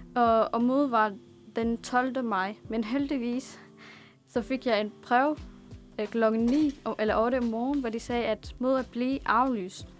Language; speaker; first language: Danish; non-native, fluent; Arabic